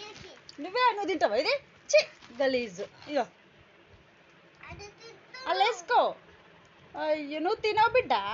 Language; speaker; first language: Telugu; native; Telugu